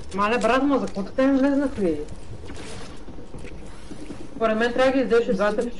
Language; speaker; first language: Bulgarian; native; Bulgarian